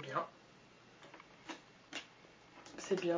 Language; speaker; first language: French; native; French